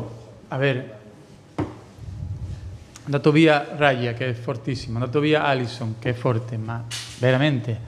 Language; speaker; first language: Italian; non-native, fluent; Spanish